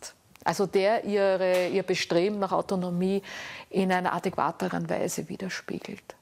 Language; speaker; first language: German; native; German